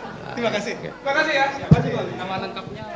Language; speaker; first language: Indonesian; native; Indonesian